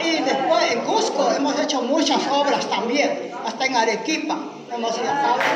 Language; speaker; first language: Spanish; native; Spanish